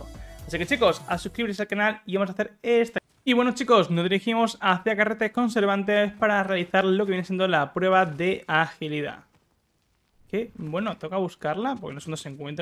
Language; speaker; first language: Spanish; native; Spanish